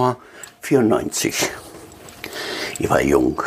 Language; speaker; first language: German; non-native, learner; Italian